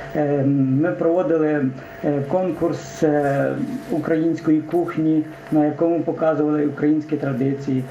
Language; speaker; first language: Ukrainian; native; Ukrainian